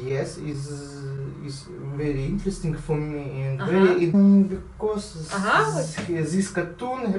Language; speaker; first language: English; non-native, learner; Russian